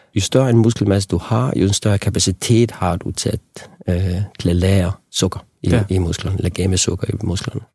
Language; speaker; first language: Danish; non-native, local second language; Faroese